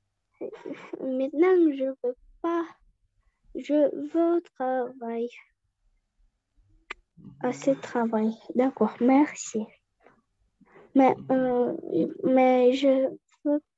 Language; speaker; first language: French; non-native, learner; Russian